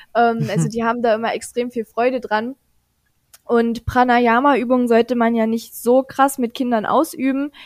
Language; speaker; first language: German; native; German